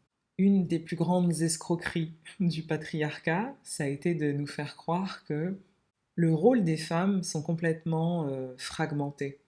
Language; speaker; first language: French; native; French